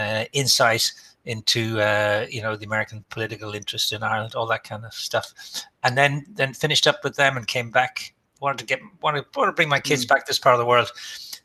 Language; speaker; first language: English; native; English